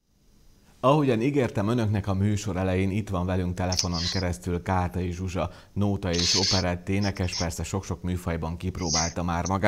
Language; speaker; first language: Hungarian; native; Hungarian